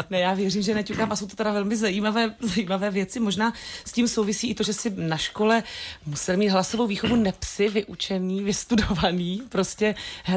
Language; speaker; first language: Czech; native; Czech